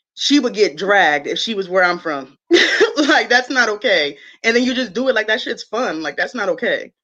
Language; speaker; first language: English; native; English